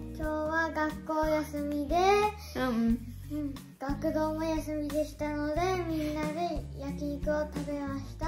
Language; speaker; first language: Japanese; early bilingual, other home language; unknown